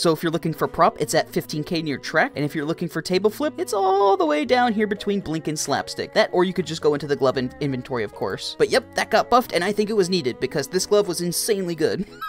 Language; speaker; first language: English; native; English